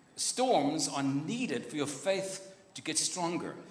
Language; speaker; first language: English; non-native, local second language; Afrikaans